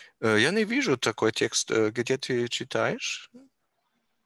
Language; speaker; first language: Russian; non-native, learner; German